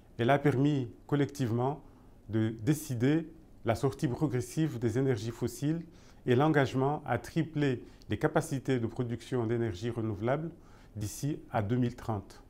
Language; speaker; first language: French; non-native, local second language; Comorian